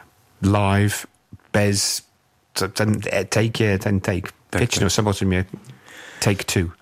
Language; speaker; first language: Czech; non-native, fluent; English